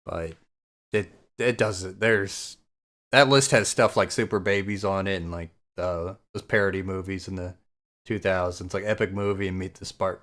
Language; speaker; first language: English; native; English